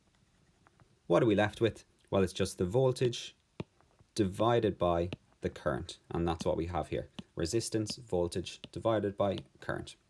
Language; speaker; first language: English; native; English